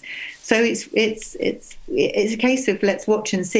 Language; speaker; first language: English; native; English